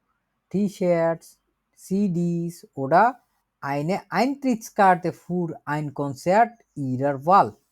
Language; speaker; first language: German; non-native, learner; Bangla